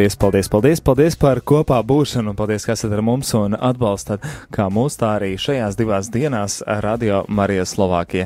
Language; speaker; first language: Latvian; native; Latvian